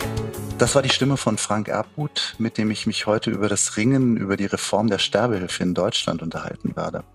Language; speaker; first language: German; native; German